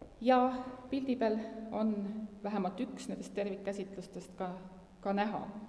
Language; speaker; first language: Estonian; native; Estonian